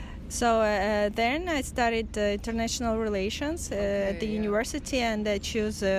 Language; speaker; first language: English; non-native, fluent; Russian